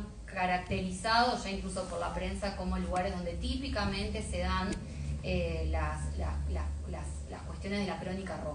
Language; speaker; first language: Spanish; native; Spanish